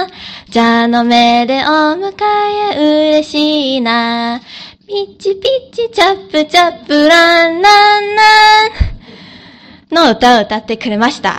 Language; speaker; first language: Japanese; non-native, learner; Korean